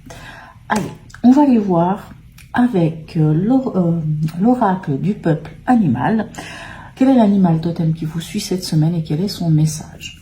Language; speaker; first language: French; native; French